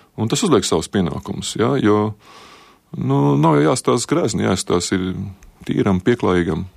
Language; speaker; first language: Latvian; native; Latvian